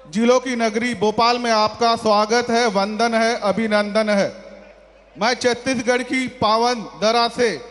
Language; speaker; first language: Hindi; native; Hindi